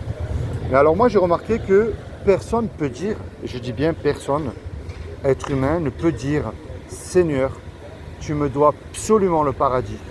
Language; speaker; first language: French; native; French